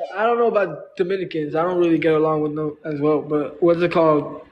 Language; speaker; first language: English; early bilingual, other home language; Spanish